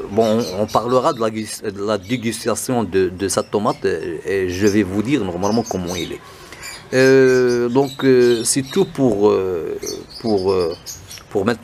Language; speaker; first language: French; non-native, local second language; Arabic